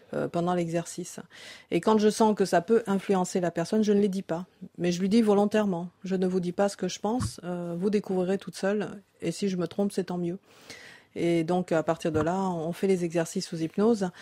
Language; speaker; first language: French; native; French